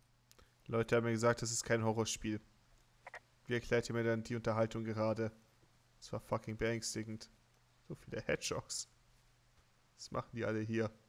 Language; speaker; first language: German; native; German